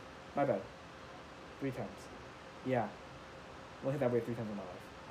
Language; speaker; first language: English; native; English